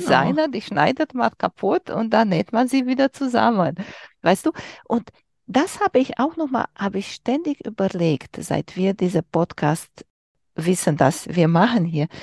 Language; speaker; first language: German; non-native, learner; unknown